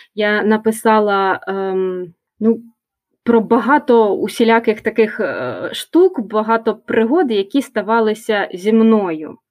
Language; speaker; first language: Ukrainian; native; Ukrainian